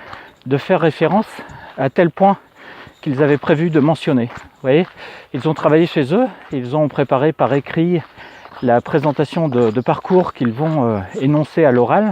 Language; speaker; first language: French; native; French